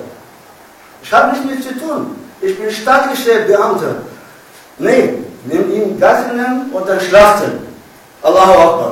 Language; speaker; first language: German; non-native, learner; Arabic